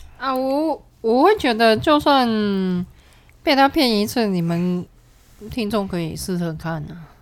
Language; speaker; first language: Chinese; non-native, local second language; Cantonese